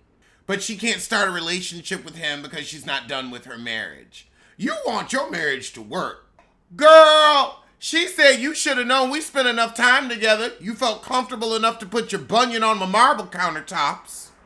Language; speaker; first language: English; native; English